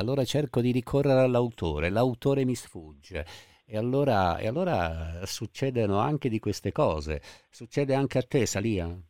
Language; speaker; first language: Italian; native; Italian